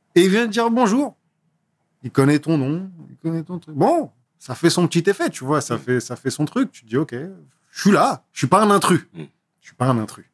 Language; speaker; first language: French; native; French